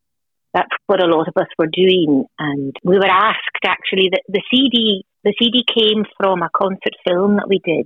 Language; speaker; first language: English; native; English